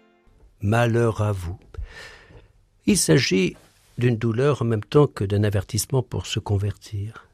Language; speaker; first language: French; native; French